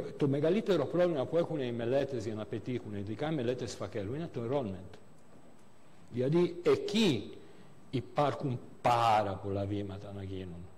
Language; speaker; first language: Greek; non-native, fluent; Italian